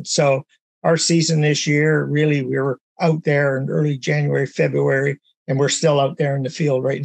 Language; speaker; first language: English; native; English